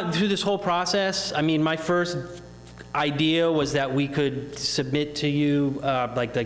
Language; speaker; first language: English; native; English